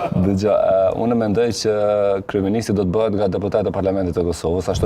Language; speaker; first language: Albanian; native; Albanian